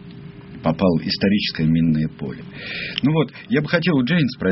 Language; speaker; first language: Russian; native; Russian